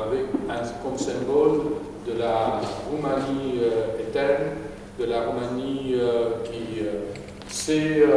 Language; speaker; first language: French; non-native, fluent; Romanian